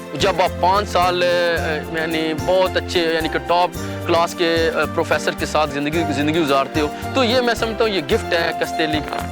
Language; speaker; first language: Urdu; non-native, local second language; Punjabi